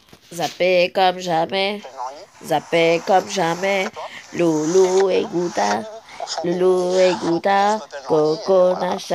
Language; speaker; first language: French; native; French